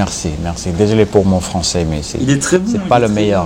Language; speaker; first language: French; non-native, learner; English